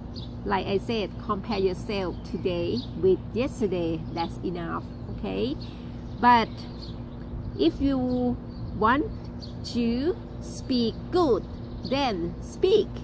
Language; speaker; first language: English; non-native, learner; Thai